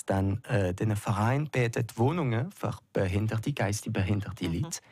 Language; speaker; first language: German; non-native, local second language; French